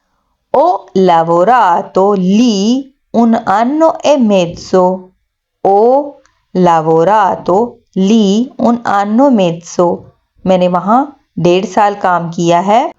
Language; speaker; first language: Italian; non-native, fluent; Urdu